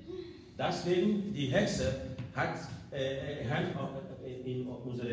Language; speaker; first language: German; non-native, learner; French